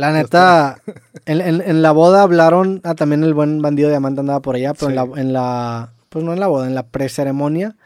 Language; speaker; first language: Spanish; native; Spanish